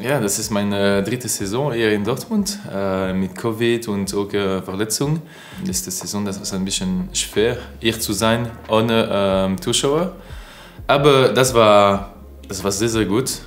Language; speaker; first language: German; non-native, learner; French